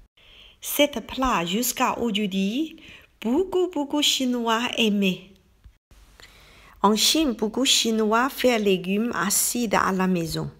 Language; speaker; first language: French; non-native, learner; Chinese